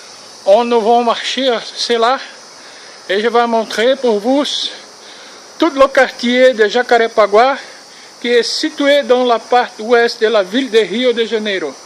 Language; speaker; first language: French; non-native, learner; Portuguese